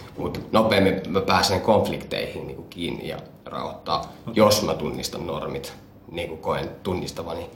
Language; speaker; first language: Finnish; early bilingual, other home language; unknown